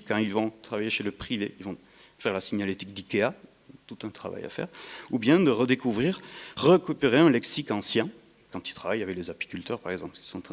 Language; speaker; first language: French; native; French